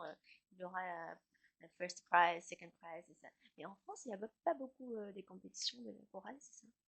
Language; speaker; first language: French; non-native, learner; Chinese